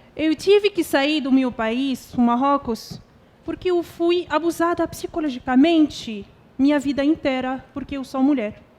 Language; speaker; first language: Portuguese; non-native, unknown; Arabic